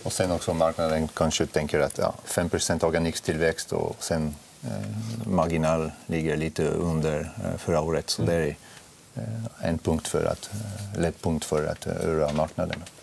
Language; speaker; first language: Swedish; non-native, fluent; French